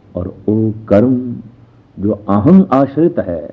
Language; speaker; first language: Hindi; non-native, local second language; Punjabi